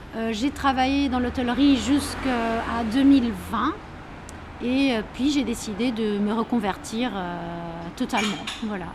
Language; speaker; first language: French; non-native, fluent; Portuguese